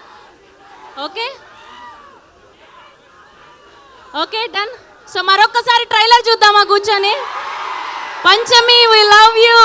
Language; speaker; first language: Telugu; native; Telugu